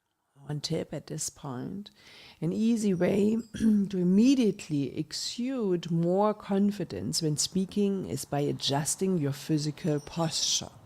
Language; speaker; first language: English; non-native, fluent; German